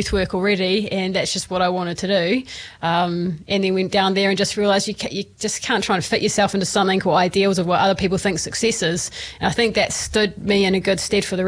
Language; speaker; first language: English; native; English